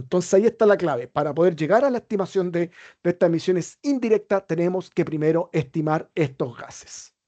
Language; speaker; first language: Spanish; native; Spanish